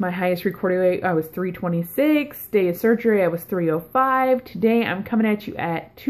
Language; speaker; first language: English; native; English